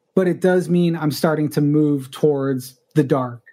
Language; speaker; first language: English; early bilingual, other home language; Spanish